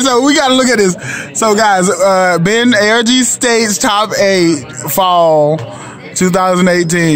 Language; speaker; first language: English; native; English